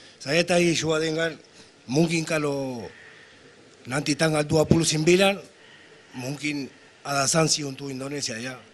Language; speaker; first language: Indonesian; non-native, fluent; Spanish